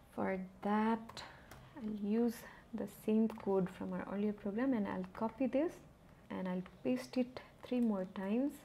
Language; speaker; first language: English; non-native, local second language; Nepali